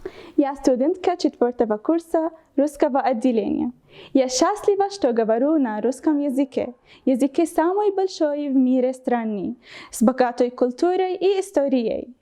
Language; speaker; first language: Russian; non-native, learner; Arabic